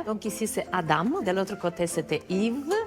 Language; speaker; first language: French; non-native, fluent; Romanian